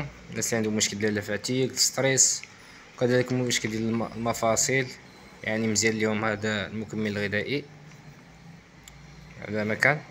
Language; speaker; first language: Arabic; native; Arabic